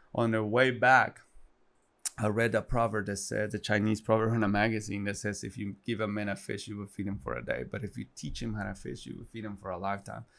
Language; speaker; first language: English; non-native, fluent; Spanish